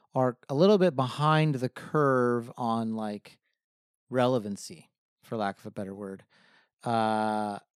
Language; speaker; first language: English; native; English